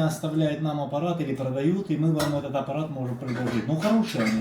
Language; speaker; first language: Russian; native; Russian